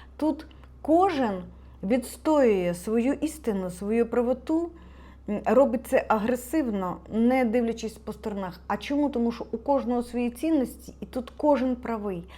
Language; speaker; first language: Ukrainian; non-native, local second language; Russian